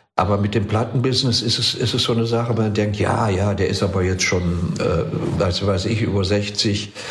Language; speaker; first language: German; non-native, fluent; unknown